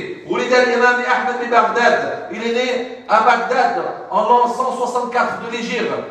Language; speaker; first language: French; non-native, fluent; Arabic